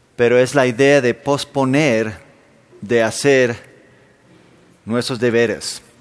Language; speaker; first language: Spanish; non-native, fluent; Danish